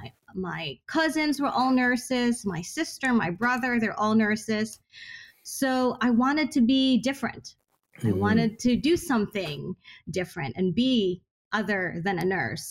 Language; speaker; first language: English; non-native, local second language; Hiligaynon